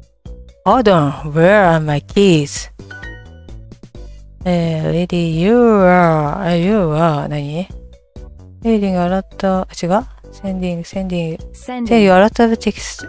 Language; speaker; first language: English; non-native, learner; Japanese